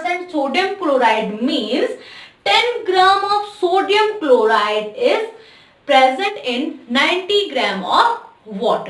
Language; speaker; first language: English; non-native, local second language; Hindi